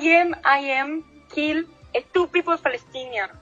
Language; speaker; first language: English; non-native, learner; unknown